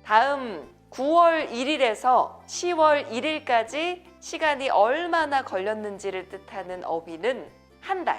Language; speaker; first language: Korean; native; Korean